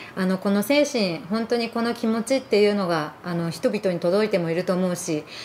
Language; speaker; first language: Japanese; early bilingual, other home language; Arabic